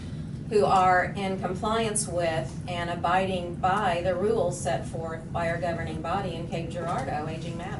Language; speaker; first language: English; native; English